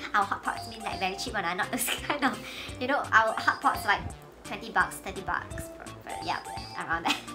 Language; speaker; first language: English; non-native, local second language; Chinese